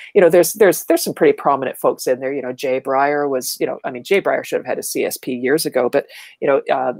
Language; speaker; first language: English; native; English